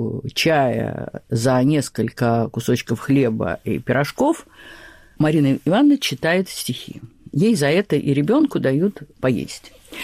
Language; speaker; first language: Russian; native; Russian